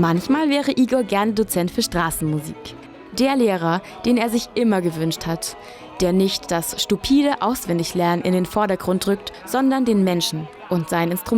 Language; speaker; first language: German; native; German